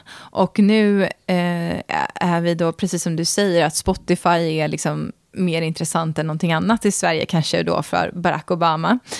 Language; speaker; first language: Swedish; native; Swedish